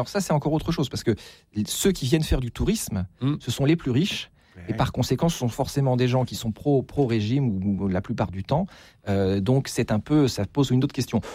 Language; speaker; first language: French; native; French